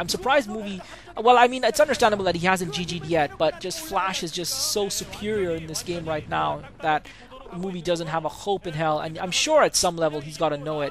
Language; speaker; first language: English; native; English